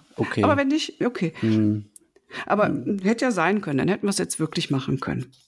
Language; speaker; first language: German; native; German